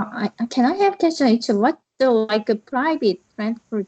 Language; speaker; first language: English; non-native, learner; Korean